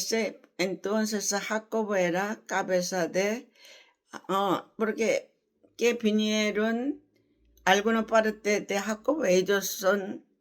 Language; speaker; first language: Spanish; non-native, learner; Korean